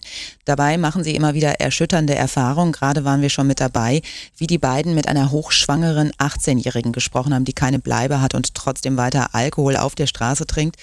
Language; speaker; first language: German; native; German